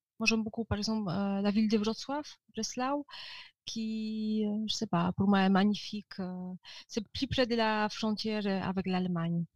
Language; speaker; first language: French; non-native, fluent; Polish